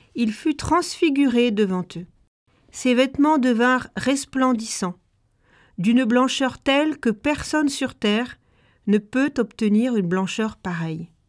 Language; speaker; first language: French; native; French